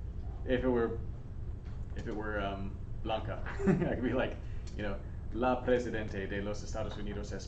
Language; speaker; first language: Spanish; non-native, fluent; English